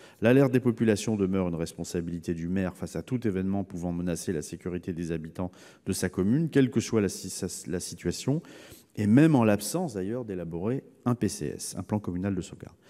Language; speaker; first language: French; native; French